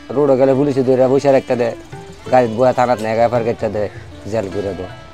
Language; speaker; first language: Bangla; early bilingual, heritage; Bangla